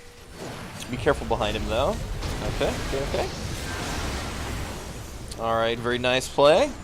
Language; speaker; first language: English; native; English